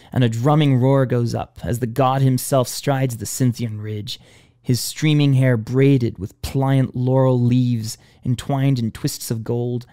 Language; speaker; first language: English; native; English